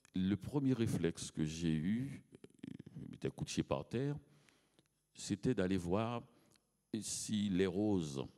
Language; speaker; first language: French; native; French